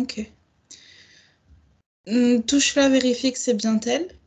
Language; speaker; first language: French; native; French